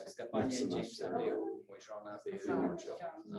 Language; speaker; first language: Polish; non-native, learner; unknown